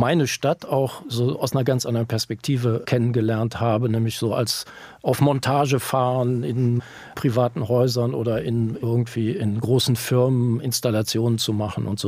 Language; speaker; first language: German; native; German